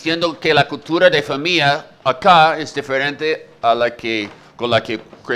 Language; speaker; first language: Spanish; native; Spanish